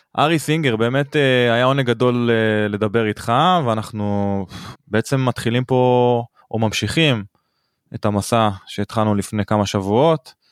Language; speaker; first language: Hebrew; native; Hebrew